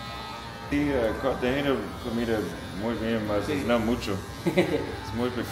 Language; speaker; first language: Spanish; non-native, learner; English